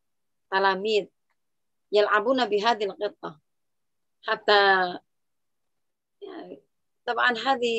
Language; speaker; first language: Arabic; non-native, fluent; Indonesian